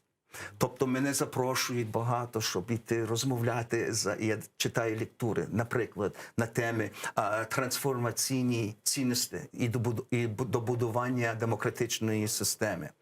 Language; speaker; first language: Ukrainian; early bilingual, heritage; English